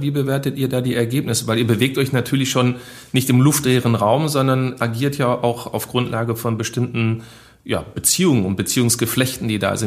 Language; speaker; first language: German; native; German